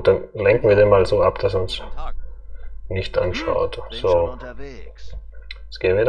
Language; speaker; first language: German; native; German